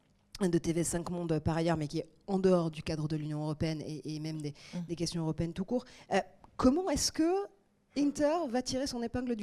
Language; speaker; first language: French; native; French